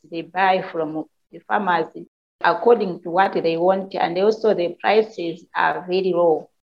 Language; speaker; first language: English; non-native, local second language; Nyanja